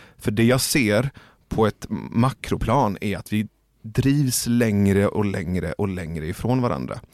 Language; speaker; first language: Swedish; early bilingual, other home language; Persian